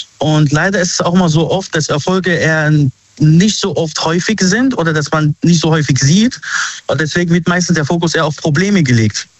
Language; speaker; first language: German; early bilingual, other home language; Arabic